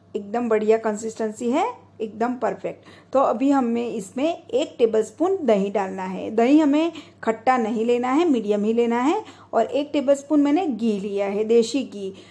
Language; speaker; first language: Hindi; non-native, local second language; Gujarati